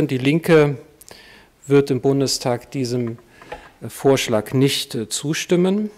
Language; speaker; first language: German; native; German